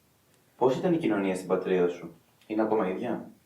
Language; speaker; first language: Greek; native; Greek